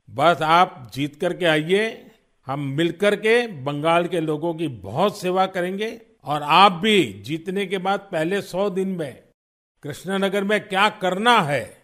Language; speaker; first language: Hindi; non-native, local second language; Gujarati